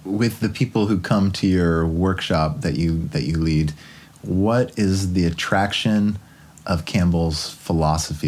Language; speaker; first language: English; native; English